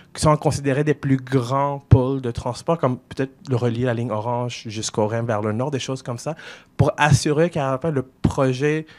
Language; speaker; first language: French; native; French